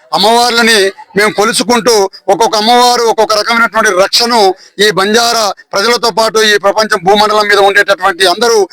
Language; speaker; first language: Telugu; non-native, local second language; Lambadi